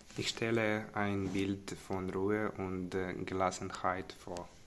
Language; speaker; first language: German; non-native, learner; Ukrainian